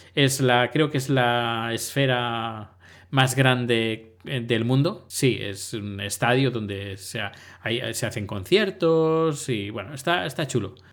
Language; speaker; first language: Spanish; native; Spanish